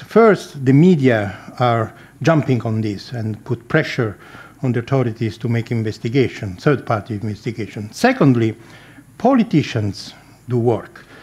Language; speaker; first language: English; non-native, fluent; Italian